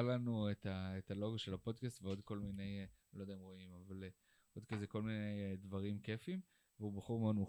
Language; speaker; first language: Hebrew; native; Hebrew